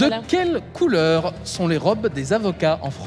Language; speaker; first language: French; native; French